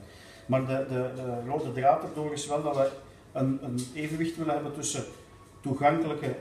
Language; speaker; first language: Dutch; native; Dutch